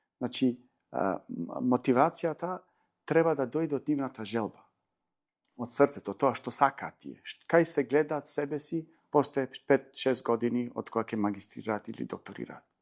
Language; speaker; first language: Macedonian; non-native, local second language; Albanian